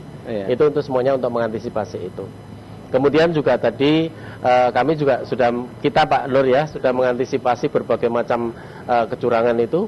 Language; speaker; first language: Indonesian; native; Indonesian